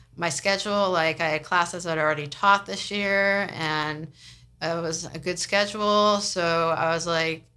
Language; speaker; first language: English; native; English